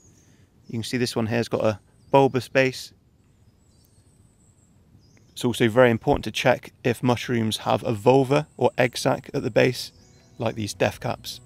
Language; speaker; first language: English; native; English